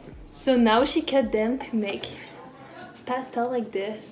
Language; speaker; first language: English; non-native, learner; French